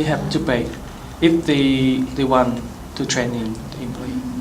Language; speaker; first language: English; non-native, learner; Vietnamese